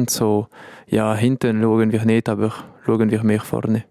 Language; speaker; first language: German; non-native, local second language; French